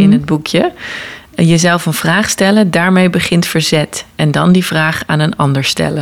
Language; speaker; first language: Dutch; native; Dutch